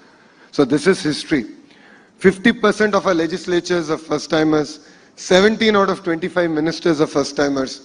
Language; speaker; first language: English; non-native, local second language; Telugu